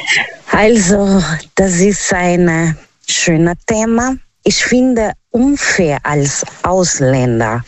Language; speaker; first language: German; non-native, fluent; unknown